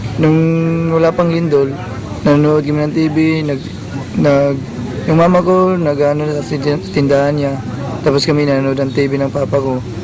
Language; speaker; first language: Filipino; non-native, local second language; Cebuano